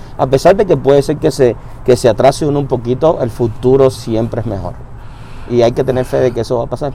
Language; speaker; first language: Spanish; native; Spanish